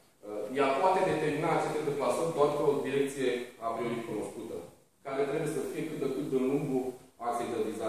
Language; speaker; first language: Romanian; native; Romanian